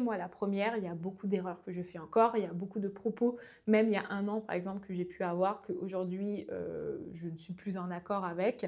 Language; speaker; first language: French; native; French